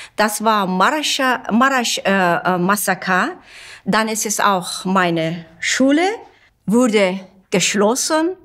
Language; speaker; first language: German; non-native, fluent; Turkish